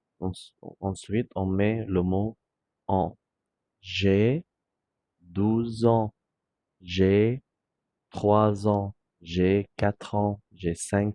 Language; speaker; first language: French; non-native, fluent; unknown